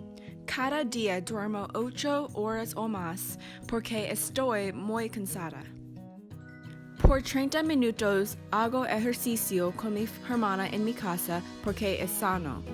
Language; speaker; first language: Spanish; non-native, learner; English